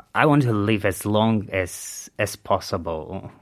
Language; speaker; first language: English; non-native, learner; Uzbek